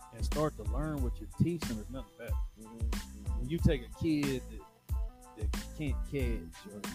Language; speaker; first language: English; native; English